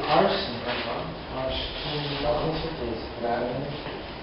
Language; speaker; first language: Portuguese; non-native, learner; English